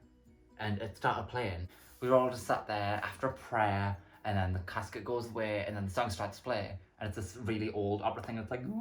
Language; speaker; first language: English; native; English